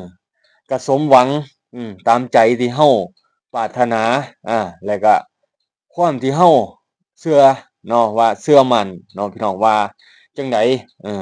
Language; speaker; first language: Thai; non-native, local second language; Northeastern Thai